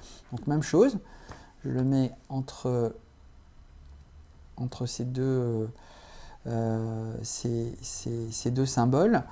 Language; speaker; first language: French; native; French